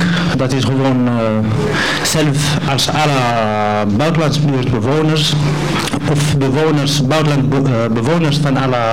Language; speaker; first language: Dutch; non-native, learner; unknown